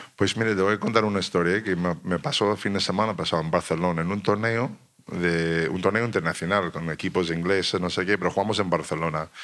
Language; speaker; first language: Spanish; non-native, fluent; English